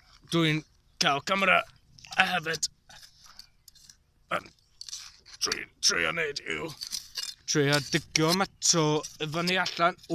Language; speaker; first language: Welsh; non-native, learner; English